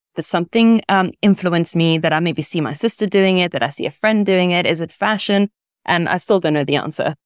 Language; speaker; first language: English; early bilingual, other home language; Italian